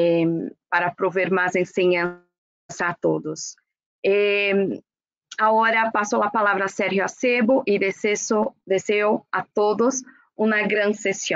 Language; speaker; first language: Spanish; non-native, fluent; Portuguese